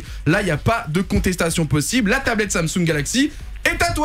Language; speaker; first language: French; native; French